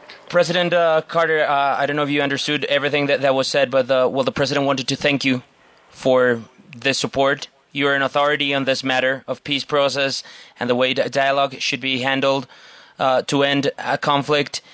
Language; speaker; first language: English; non-native, fluent; Spanish